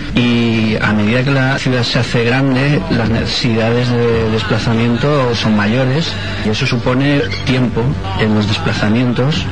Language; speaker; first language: Spanish; native; Spanish